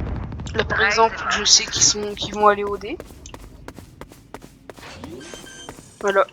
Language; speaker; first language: French; native; French